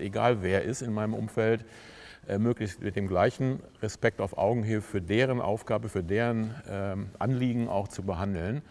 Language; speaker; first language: German; native; German